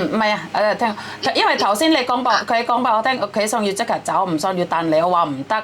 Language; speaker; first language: Cantonese; non-native, fluent; Javanese